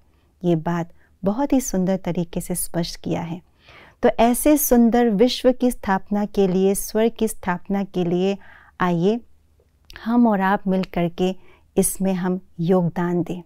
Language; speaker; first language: Hindi; native; Hindi